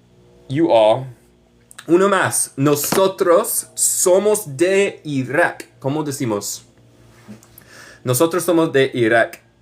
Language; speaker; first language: Spanish; non-native, learner; English